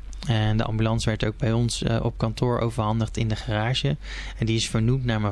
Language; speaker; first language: Dutch; native; Dutch